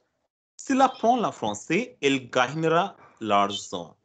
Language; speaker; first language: French; non-native, fluent; Hindi